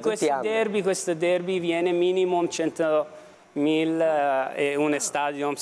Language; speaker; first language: Italian; non-native, fluent; Persian